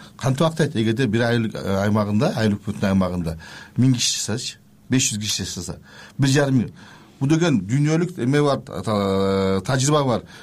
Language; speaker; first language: Kyrgyz; native; Kyrgyz